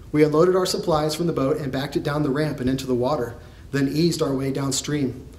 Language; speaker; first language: English; native; English